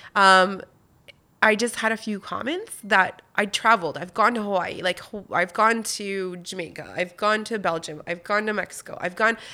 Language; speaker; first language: English; non-native, fluent; French